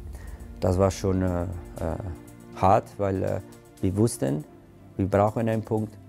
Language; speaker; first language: German; non-native, fluent; Italian